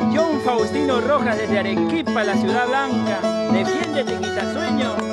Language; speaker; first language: Spanish; non-native, local second language; Quechua